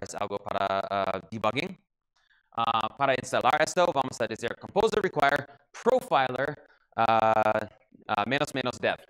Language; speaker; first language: Spanish; non-native, learner; English